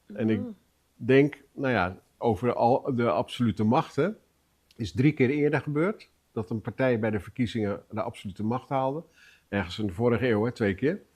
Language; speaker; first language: Dutch; native; Dutch